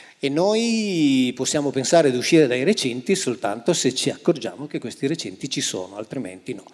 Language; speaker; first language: Italian; native; Italian